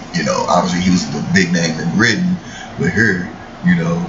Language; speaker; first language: English; native; English